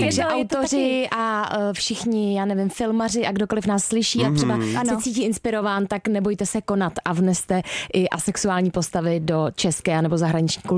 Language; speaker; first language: Czech; native; Czech